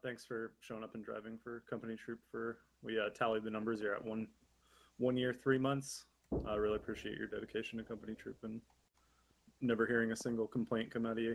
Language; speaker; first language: English; native; English